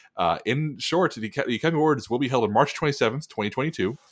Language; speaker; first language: English; native; English